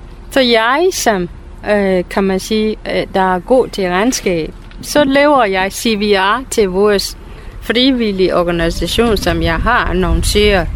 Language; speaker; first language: Danish; non-native, fluent; Burmese